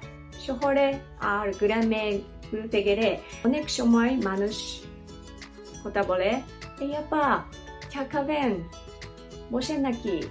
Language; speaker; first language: Bangla; non-native, learner; Japanese